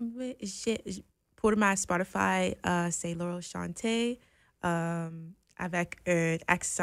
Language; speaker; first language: French; non-native, fluent; English